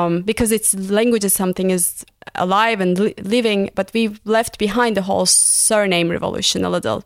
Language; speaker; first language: English; non-native, fluent; Turkish